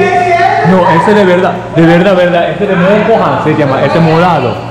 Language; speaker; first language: Spanish; non-native, learner; Japanese